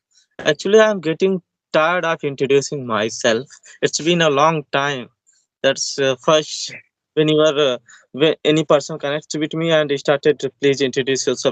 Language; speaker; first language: English; non-native, learner; Hindi